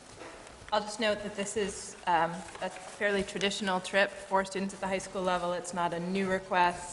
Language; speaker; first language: English; native; English